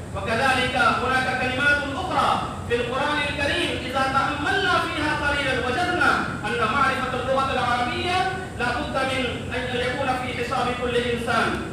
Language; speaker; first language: Arabic; non-native, fluent; Urdu